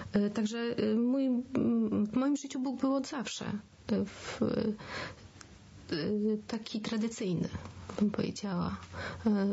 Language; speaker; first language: Polish; native; Polish